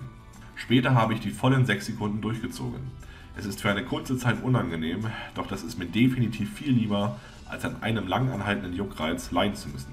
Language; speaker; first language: German; native; German